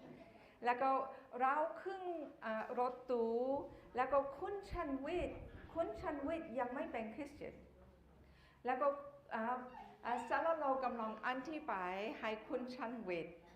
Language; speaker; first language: Thai; non-native, fluent; English